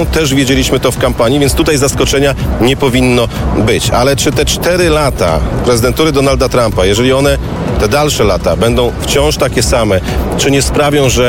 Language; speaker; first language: Polish; native; Polish